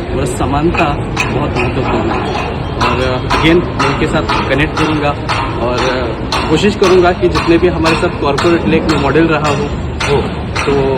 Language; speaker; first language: Hindi; non-native, local second language; Marathi